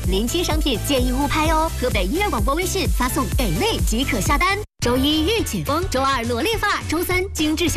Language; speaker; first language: Chinese; native; Chinese